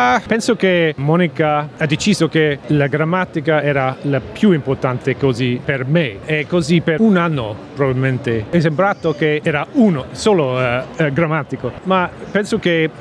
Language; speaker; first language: Italian; non-native, learner; English